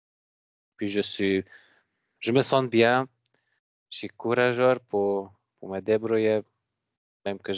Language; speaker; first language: French; non-native, learner; Macedonian